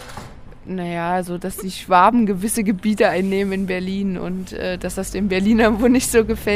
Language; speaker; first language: German; native; German